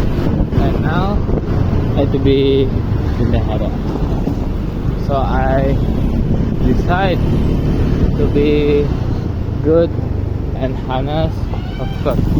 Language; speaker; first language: English; non-native, learner; Indonesian